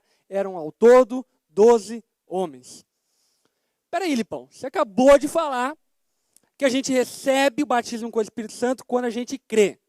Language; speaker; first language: Portuguese; native; Portuguese